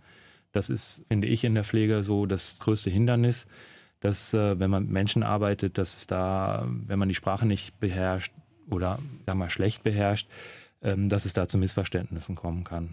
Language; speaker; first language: German; native; German